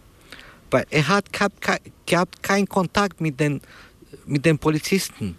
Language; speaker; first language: German; non-native, learner; Romanian